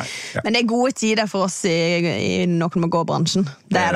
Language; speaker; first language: Norwegian; native; Norwegian